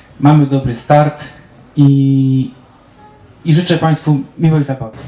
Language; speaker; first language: Polish; native; Polish